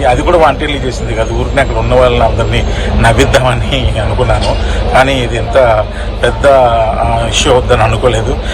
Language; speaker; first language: Telugu; native; Telugu